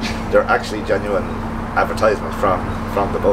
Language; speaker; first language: English; native; English